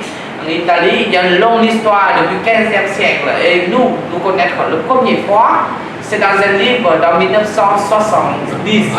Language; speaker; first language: French; non-native, learner; Vietnamese